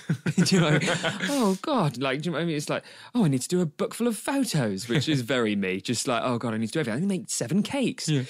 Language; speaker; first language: English; native; English